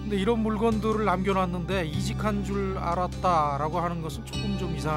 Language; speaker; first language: Korean; native; Korean